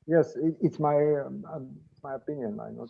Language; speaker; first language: English; non-native, learner; Bulgarian